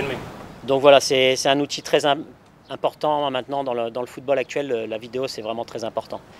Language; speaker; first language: French; native; French